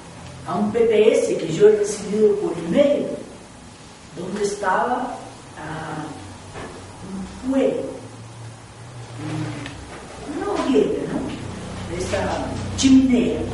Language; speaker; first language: Spanish; non-native, fluent; Portuguese